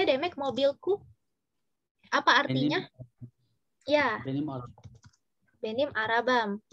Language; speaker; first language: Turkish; non-native, learner; Indonesian